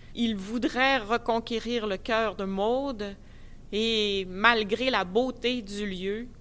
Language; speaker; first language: French; native; French